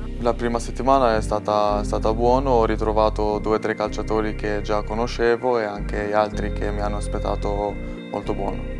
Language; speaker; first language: Italian; non-native, fluent; Albanian